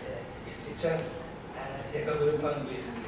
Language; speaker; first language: Russian; non-native, learner; English